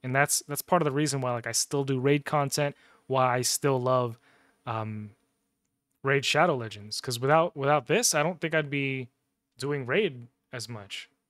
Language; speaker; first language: English; native; English